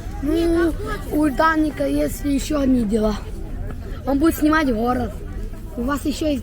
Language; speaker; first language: Russian; native; Russian